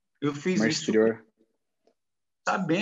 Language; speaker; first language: Portuguese; non-native, learner; Arabic